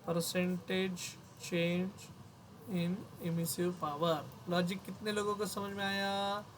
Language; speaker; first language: Hindi; non-native, local second language; Marathi